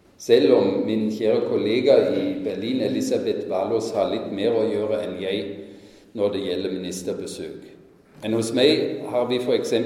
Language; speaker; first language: Norwegian; non-native, fluent; German